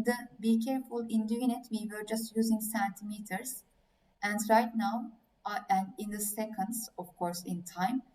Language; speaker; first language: English; non-native, fluent; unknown